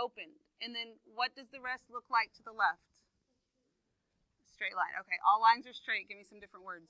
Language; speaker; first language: English; native; English